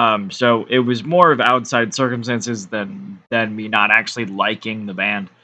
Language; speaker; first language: English; native; English